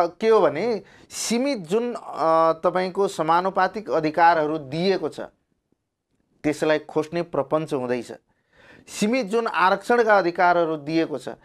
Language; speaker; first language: Nepali; non-native, local second language; Maithili